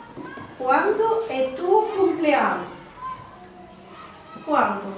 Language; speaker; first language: Italian; non-native, fluent; Bulgarian